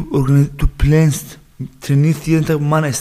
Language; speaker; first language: German; non-native, learner; Baluchi